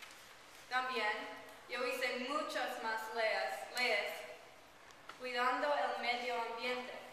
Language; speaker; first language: Spanish; non-native, learner; English